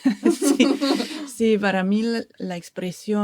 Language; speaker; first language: Spanish; non-native, fluent; French